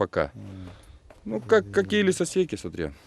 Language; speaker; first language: Russian; native; Russian